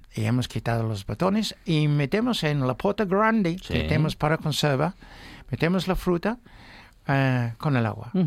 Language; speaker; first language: Spanish; non-native, fluent; English